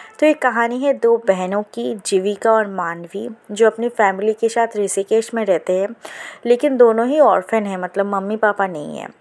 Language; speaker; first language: Hindi; non-native, local second language; Bangla